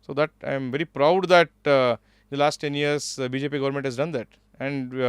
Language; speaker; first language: English; non-native, local second language; Kannada